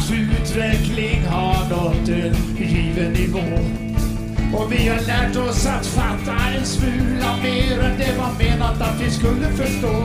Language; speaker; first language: Swedish; native; Swedish